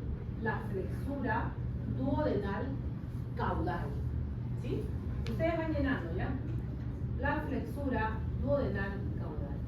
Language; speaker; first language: Spanish; native; Spanish